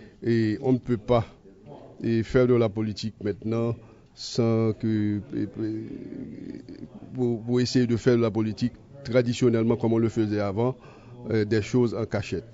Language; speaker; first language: French; native; French